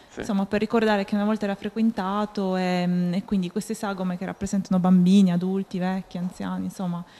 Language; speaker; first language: Italian; native; Italian